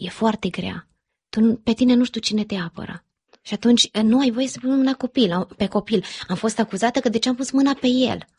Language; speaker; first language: Romanian; early bilingual, heritage; Romanian